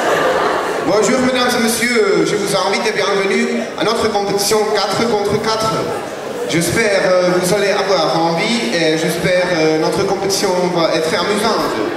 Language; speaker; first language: French; non-native, learner; Czech